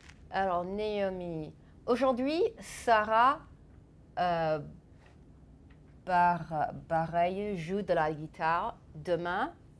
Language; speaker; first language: French; non-native, fluent; English